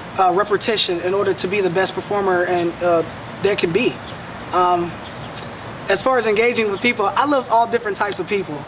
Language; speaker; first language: English; native; English